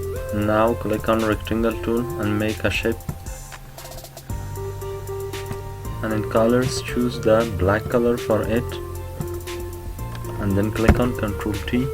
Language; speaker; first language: English; non-native, fluent; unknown